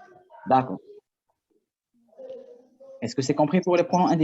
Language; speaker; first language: French; non-native, fluent; Arabic